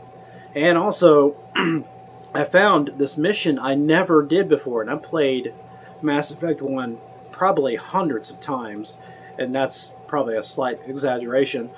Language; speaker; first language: English; native; English